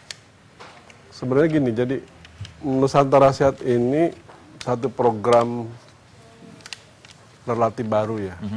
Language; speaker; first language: Indonesian; native; Indonesian